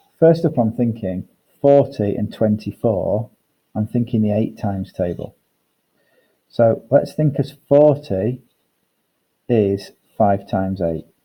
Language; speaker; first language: English; native; English